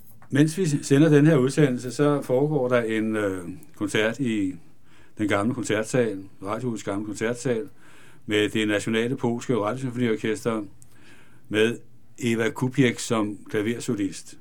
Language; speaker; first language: Danish; native; Danish